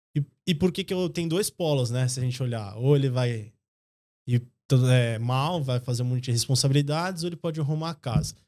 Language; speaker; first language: Portuguese; native; Portuguese